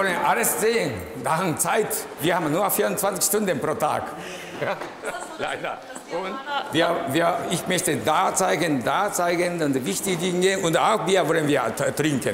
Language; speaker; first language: German; non-native, learner; Japanese